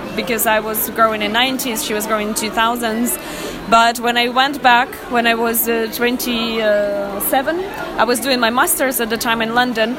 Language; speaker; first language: English; non-native, fluent; Russian